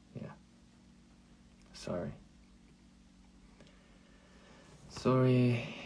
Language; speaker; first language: English; non-native, learner; Korean